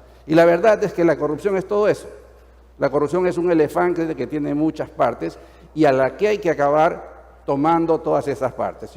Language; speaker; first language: Spanish; native; Spanish